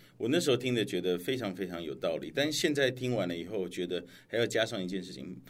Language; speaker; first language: Chinese; native; Chinese